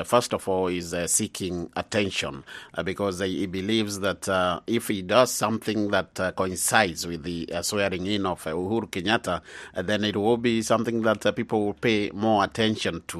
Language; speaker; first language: English; non-native, local second language; Swahili